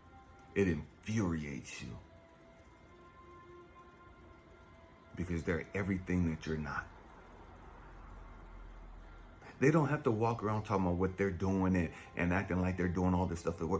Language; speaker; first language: English; native; English